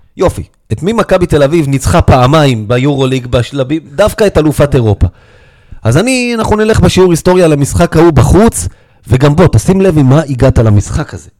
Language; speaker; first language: Hebrew; native; Hebrew